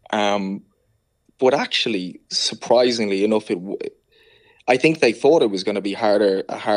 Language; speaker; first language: English; native; English